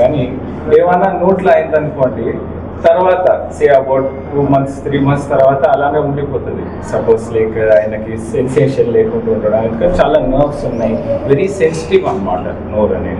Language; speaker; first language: Telugu; native; Telugu